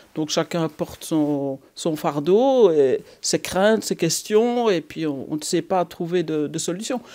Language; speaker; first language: French; native; French